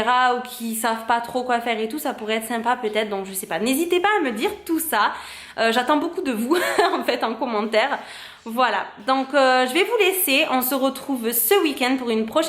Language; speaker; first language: French; native; French